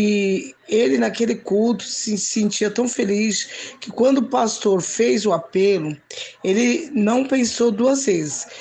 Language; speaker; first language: Portuguese; native; Portuguese